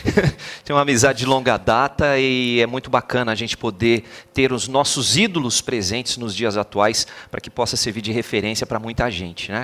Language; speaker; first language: Portuguese; native; Portuguese